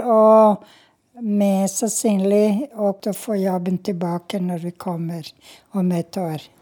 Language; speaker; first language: Norwegian; non-native, fluent; Serbian